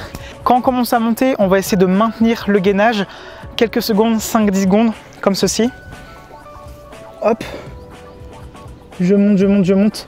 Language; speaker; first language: French; native; French